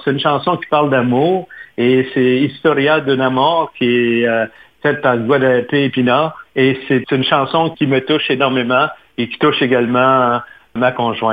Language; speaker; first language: French; native; French